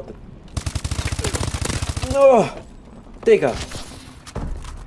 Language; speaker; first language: German; native; German